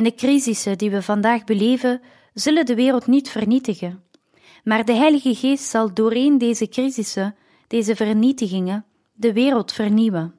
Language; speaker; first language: Dutch; native; Dutch